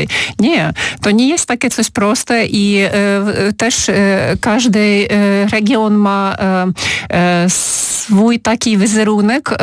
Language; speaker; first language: Polish; non-native, fluent; Ukrainian